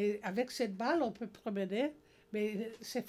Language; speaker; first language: French; non-native, learner; English